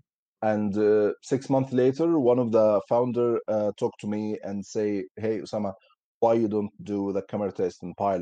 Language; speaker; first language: English; non-native, fluent; Arabic